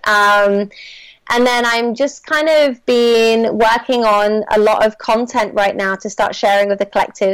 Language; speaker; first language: English; native; English